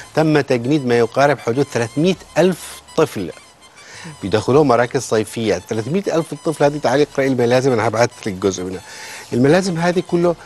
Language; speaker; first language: Arabic; native; Arabic